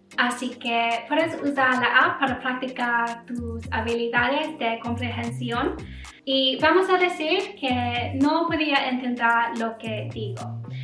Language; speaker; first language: Spanish; non-native, learner; English